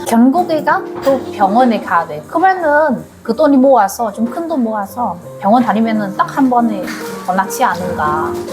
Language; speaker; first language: Korean; non-native, learner; Vietnamese